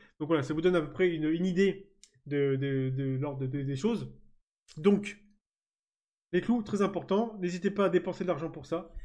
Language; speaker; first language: French; native; French